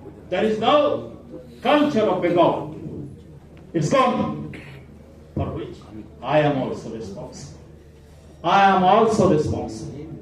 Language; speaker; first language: English; non-native, local second language; Bangla